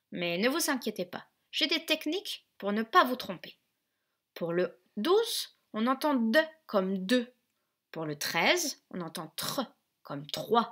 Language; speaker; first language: French; native; French